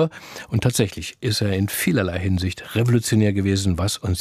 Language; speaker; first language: German; native; German